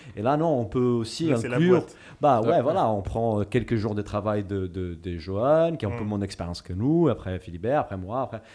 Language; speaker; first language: French; non-native, fluent; Portuguese